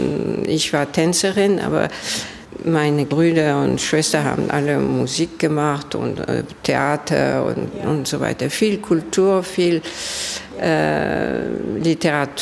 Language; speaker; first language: German; early bilingual, heritage; German